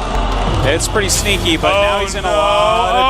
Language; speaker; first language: English; native; English